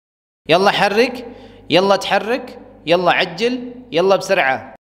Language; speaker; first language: Arabic; non-native, fluent; Urdu